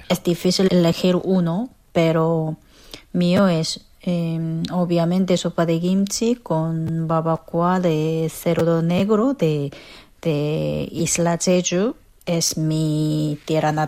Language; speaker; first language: Spanish; non-native, fluent; Korean